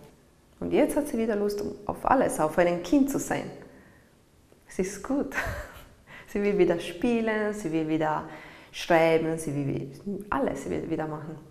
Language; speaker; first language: German; non-native, learner; Italian